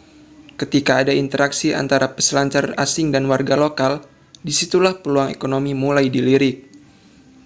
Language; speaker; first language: Indonesian; native; Indonesian